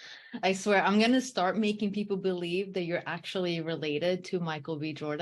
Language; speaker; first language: English; early bilingual, heritage; English